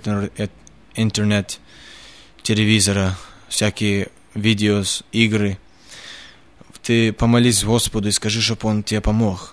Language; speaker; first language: Russian; early bilingual, heritage; Russian